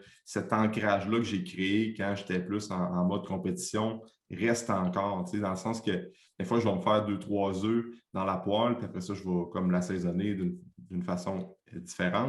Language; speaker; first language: French; native; French